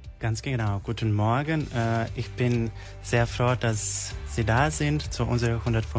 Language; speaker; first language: German; non-native, fluent; Serbian